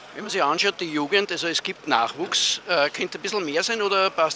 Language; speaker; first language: German; native; German